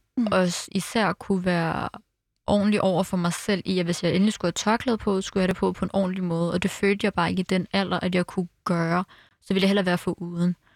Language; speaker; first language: Danish; early bilingual, other home language; Arabic